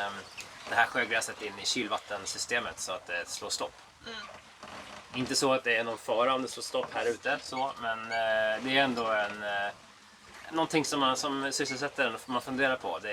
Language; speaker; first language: Swedish; native; Swedish